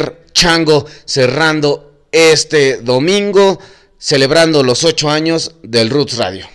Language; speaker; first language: Spanish; native; Spanish